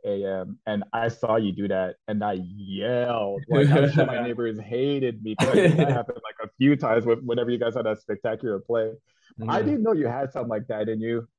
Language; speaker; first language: English; native; English